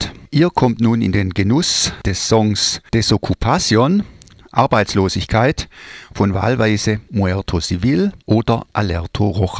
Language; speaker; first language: German; native; German